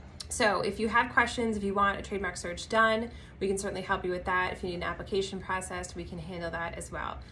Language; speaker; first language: English; native; English